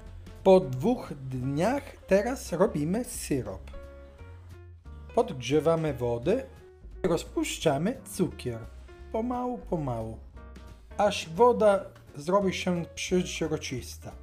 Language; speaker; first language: Polish; non-native, learner; Italian